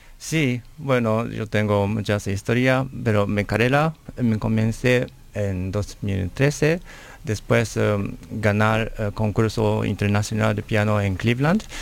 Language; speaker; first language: Spanish; non-native, learner; Japanese